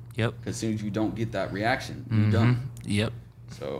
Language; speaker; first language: English; native; English